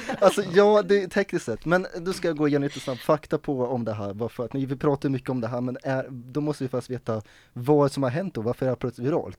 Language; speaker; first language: Swedish; native; Swedish